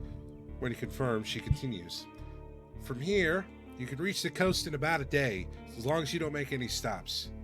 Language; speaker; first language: English; native; English